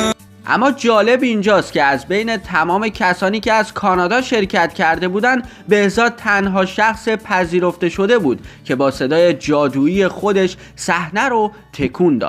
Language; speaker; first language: Persian; native; Persian